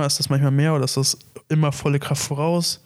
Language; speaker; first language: German; native; German